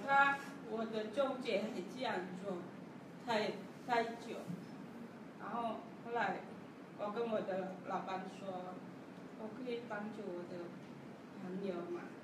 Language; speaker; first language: Chinese; non-native, learner; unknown